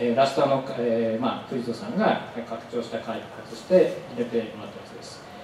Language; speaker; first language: Japanese; native; Japanese